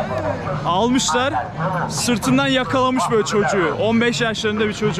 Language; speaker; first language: Turkish; native; Turkish